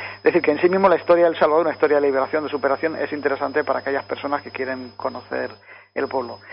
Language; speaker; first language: Spanish; native; Spanish